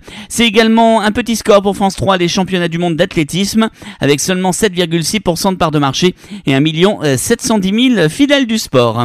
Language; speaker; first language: French; native; French